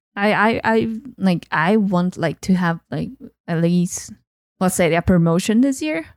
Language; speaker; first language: English; non-native, fluent; Portuguese